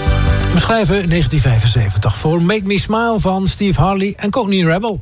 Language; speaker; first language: Dutch; native; Dutch